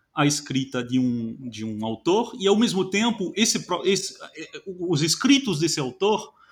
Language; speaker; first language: Portuguese; non-native, fluent; French